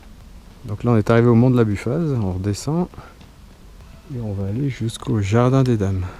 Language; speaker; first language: French; native; French